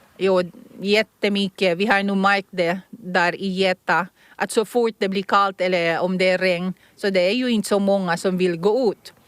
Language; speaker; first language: Swedish; non-native, fluent; Filipino